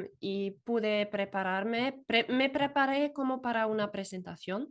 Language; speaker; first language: Spanish; non-native, fluent; German